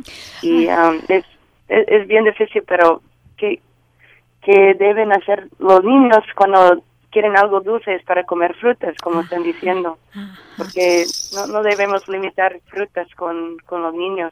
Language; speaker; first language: Spanish; non-native, learner; English